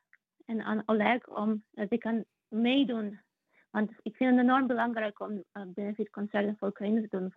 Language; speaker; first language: Dutch; non-native, fluent; Russian